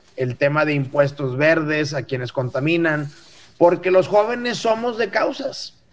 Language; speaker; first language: Spanish; native; Spanish